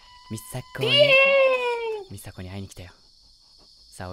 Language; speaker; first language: Japanese; native; Japanese